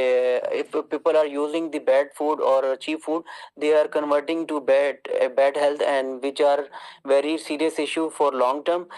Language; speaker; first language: English; non-native, learner; Urdu